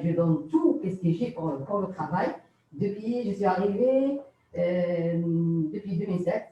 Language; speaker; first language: French; non-native, learner; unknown